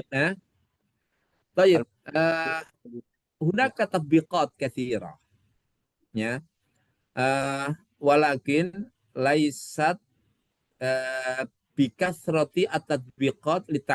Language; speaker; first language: Arabic; non-native, fluent; Indonesian